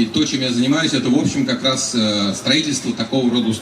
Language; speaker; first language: Russian; native; Russian